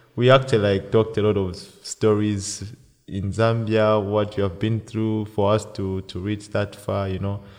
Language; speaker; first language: English; non-native, local second language; Bemba